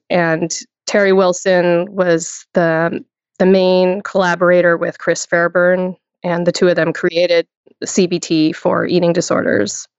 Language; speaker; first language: English; native; English